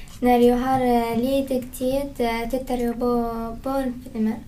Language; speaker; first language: Swedish; non-native, learner; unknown